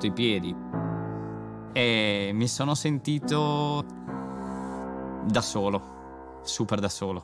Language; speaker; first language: Italian; native; Italian